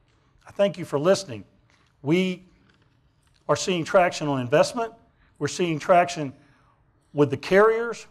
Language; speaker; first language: English; native; English